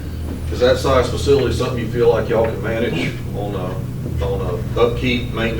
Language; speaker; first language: English; native; English